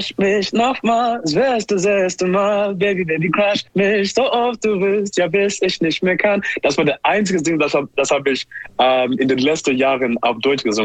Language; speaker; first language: German; non-native, learner; English